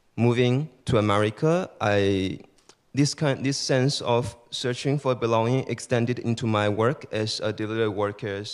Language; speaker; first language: English; early bilingual, other home language; Chinese